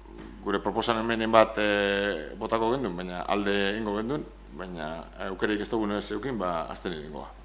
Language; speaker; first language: Basque; native; Basque